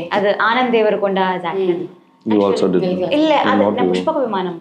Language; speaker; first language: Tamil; non-native, learner; Telugu